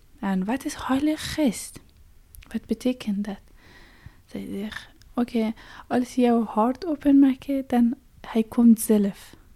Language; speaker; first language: Dutch; non-native, learner; Persian